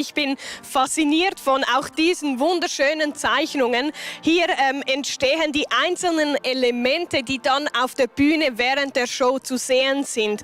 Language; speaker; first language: German; native; German